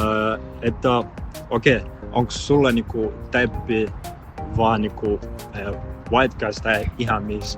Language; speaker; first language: Finnish; non-native, learner; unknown